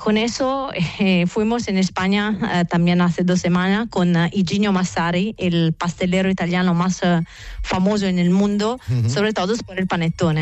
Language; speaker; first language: Spanish; non-native, fluent; Italian